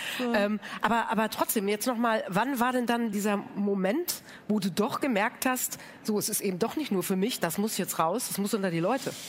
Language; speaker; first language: German; native; German